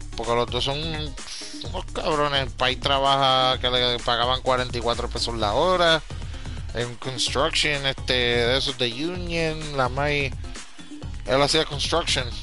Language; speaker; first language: Spanish; early bilingual, heritage; Spanish